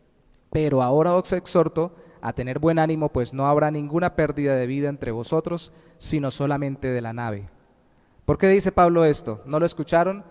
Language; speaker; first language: Spanish; native; Spanish